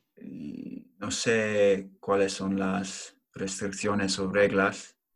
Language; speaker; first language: Spanish; non-native, learner; English